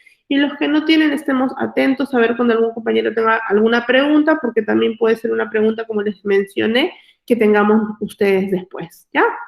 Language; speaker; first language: Spanish; native; Spanish